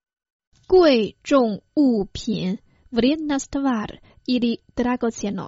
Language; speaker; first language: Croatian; non-native, fluent; Chinese